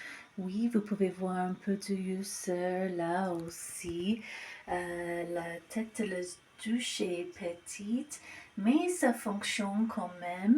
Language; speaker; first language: French; non-native, fluent; English